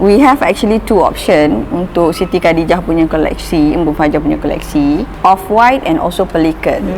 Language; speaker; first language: Malay; native; Malay